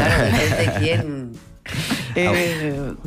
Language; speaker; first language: Spanish; native; Spanish